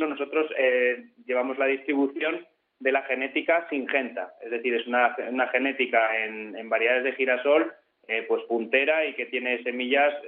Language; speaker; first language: Spanish; native; Spanish